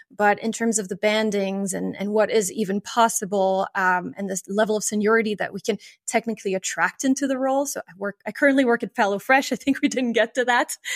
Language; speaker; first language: English; non-native, fluent; French